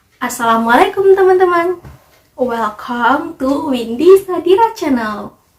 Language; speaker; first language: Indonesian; native; Indonesian